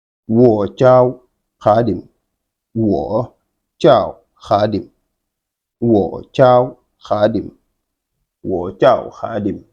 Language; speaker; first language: Chinese; non-native, fluent; Wolof